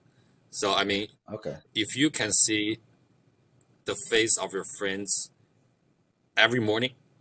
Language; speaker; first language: English; non-native, fluent; Chinese